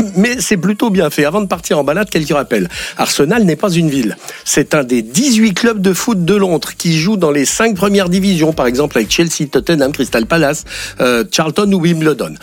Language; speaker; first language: French; native; French